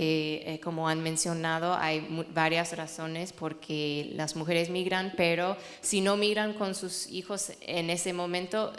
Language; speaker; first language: Spanish; non-native, fluent; English